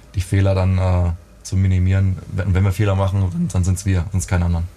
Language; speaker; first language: German; native; German